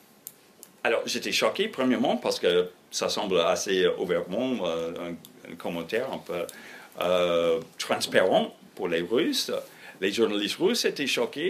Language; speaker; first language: French; non-native, fluent; English